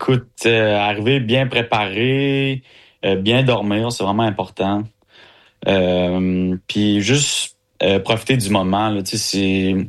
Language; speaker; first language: French; native; French